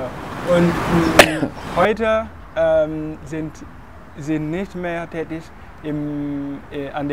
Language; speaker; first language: German; non-native, fluent; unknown